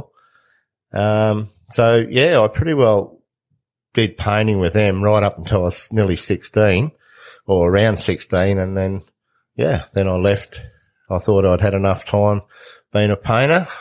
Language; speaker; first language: English; native; English